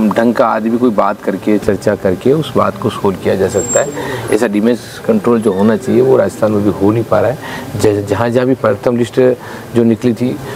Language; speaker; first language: Hindi; native; Hindi